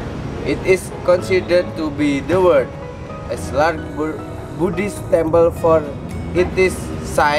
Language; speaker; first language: English; non-native, learner; Indonesian